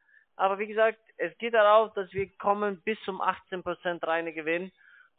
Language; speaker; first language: German; non-native, fluent; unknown